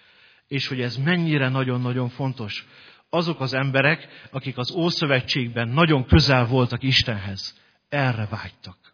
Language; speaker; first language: Hungarian; native; Hungarian